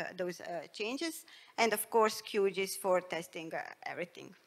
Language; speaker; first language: English; non-native, fluent; Bosnian